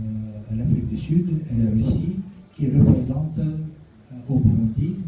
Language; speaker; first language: French; non-native, fluent; Russian